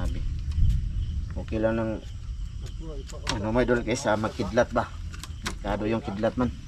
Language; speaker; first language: Filipino; non-native, local second language; Cebuano